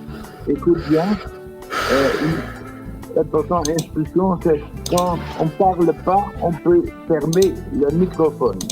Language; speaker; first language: French; non-native, fluent; Dutch